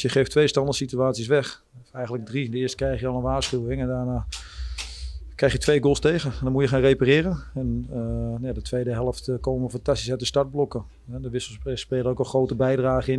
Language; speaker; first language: Dutch; native; Dutch